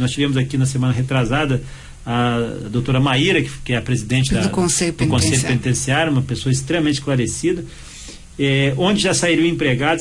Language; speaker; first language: Portuguese; native; Portuguese